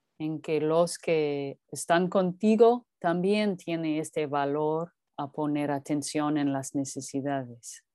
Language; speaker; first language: Spanish; non-native, fluent; English